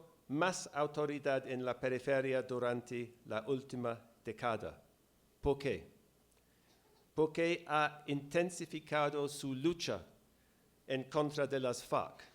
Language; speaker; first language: Spanish; non-native, fluent; English